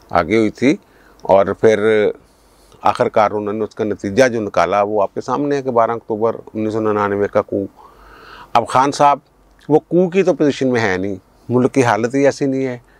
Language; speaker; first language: Urdu; non-native, local second language; Punjabi